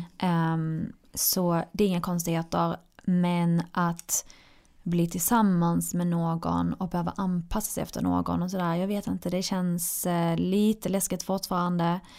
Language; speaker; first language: Swedish; early bilingual, other home language; Arabic